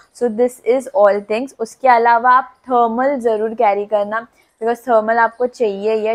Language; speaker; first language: Hindi; non-native, local second language; Tulu